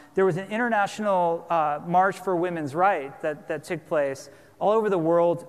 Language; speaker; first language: English; native; English